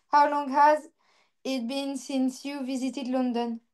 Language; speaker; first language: English; non-native, learner; French